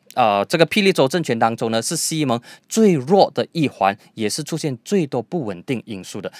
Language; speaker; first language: Chinese; native; Chinese